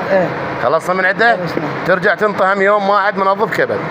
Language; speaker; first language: Arabic; native; Arabic